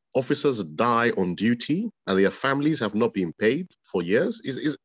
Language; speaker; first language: English; non-native, local second language; Bini